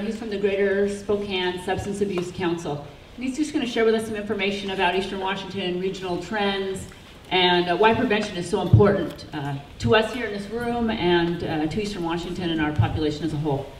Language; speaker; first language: English; native; English